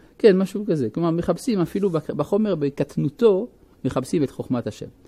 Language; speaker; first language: Hebrew; non-native, fluent; French